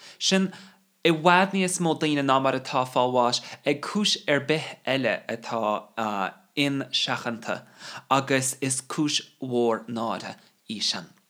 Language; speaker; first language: Irish; non-native, local second language; English